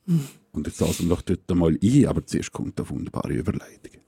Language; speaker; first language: German; native; German